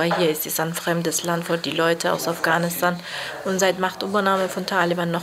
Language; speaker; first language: German; non-native, fluent; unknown